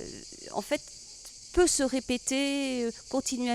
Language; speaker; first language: French; native; French